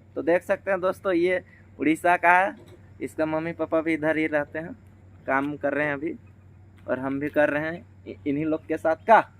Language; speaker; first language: Hindi; native; Hindi